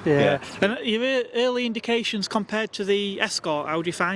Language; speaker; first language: English; native; English